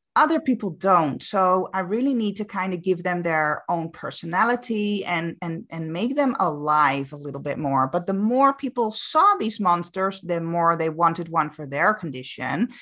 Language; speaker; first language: English; non-native, fluent; Dutch